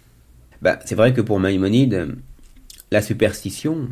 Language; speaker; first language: French; native; French